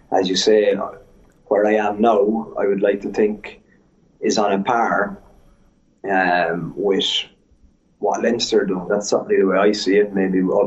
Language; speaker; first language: English; native; English